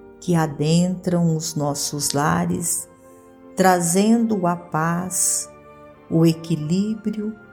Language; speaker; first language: Portuguese; native; Portuguese